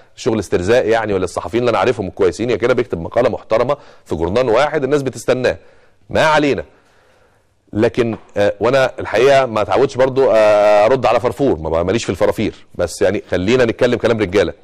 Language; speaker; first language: Arabic; native; Arabic